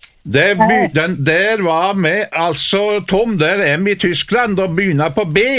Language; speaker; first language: Norwegian; native; Norwegian